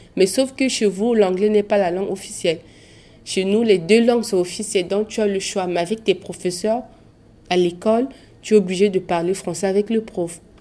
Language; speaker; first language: French; non-native, local second language; Sango